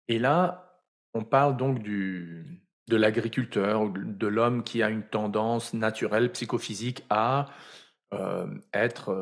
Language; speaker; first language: French; native; French